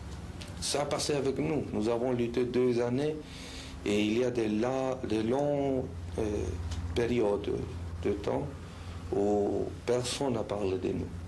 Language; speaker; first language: French; non-native, fluent; Spanish